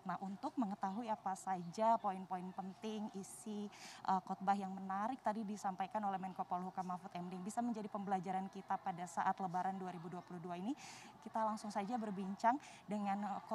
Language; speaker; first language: Indonesian; native; Indonesian